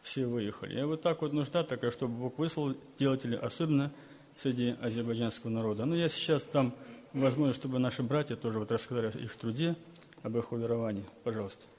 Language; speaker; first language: Russian; native; Russian